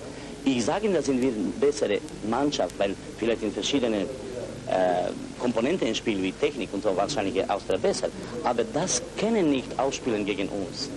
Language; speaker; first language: German; non-native, learner; Croatian